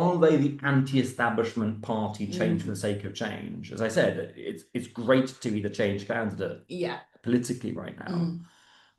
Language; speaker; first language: English; native; English